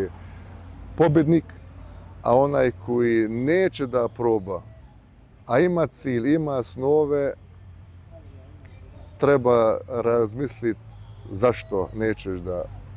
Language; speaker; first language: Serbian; early bilingual, heritage; Bosnian